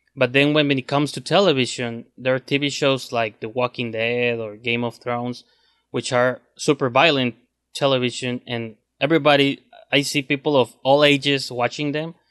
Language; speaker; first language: English; non-native, fluent; Spanish